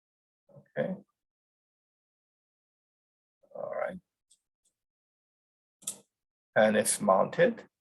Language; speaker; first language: English; non-native, fluent; Korean